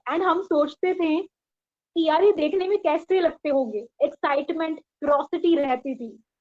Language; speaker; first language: Hindi; native; Hindi